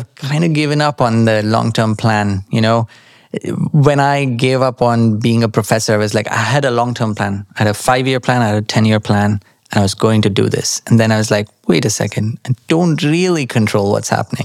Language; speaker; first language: English; non-native, local second language; Marathi